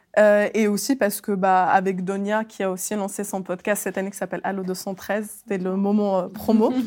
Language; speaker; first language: French; early bilingual, other home language; Arabic